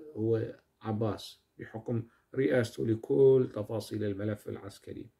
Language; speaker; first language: Arabic; non-native, local second language; Kurdish